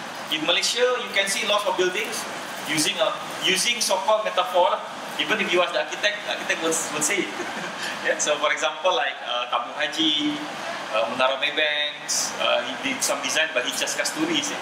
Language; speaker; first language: English; non-native, fluent; Indonesian